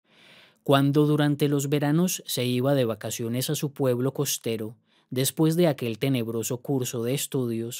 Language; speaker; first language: Spanish; native; Spanish